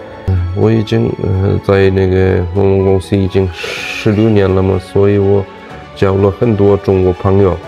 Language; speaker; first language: Chinese; non-native, fluent; Turkmen